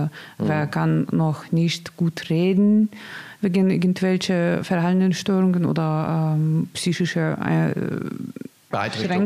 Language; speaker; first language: German; non-native, learner; Russian